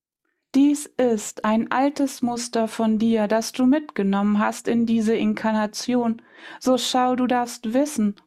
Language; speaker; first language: German; native; German